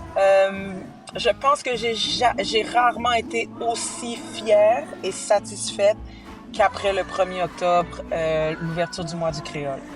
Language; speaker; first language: French; early bilingual, other home language; Haitian Creole